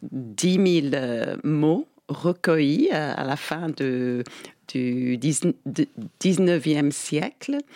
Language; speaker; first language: French; non-native, fluent; English